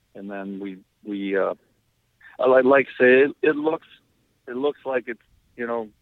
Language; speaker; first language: English; native; English